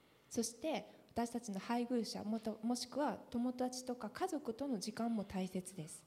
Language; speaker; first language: Japanese; native; Japanese